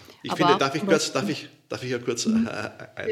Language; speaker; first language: German; native; German